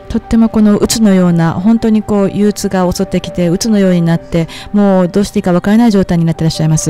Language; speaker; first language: Japanese; native; Japanese